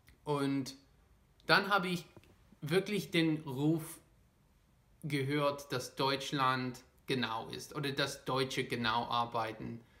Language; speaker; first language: German; non-native, fluent; English